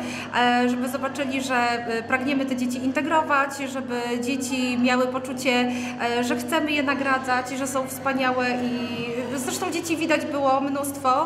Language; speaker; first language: Polish; native; Polish